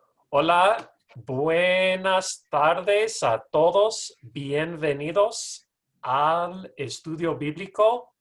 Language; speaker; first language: Spanish; non-native, learner; English